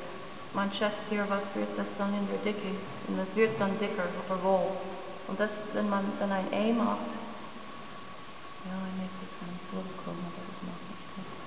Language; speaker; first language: German; non-native, learner; English